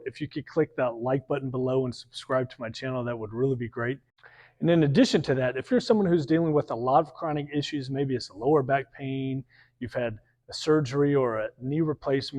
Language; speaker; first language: English; native; English